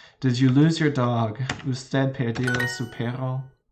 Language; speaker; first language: Spanish; non-native, learner; English